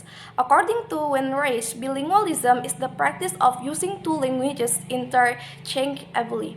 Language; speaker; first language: English; non-native, learner; Indonesian